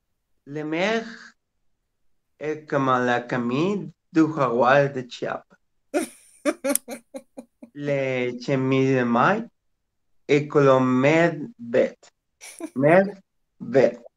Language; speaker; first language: French; non-native, learner; Spanish